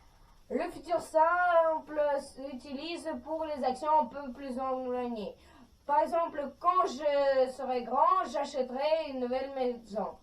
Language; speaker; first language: French; non-native, fluent; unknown